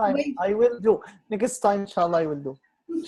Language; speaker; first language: English; non-native, learner; Arabic